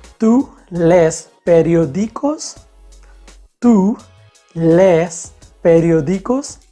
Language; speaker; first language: Spanish; non-native, fluent; Hindi